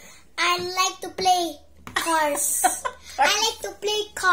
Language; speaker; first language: English; early bilingual, heritage; English